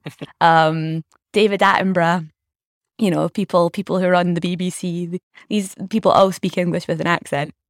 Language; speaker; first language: English; native; English